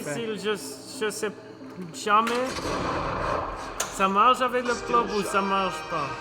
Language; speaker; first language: French; non-native, local second language; German